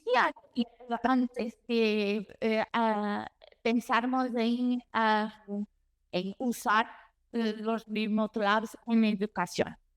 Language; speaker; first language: Spanish; non-native, learner; Portuguese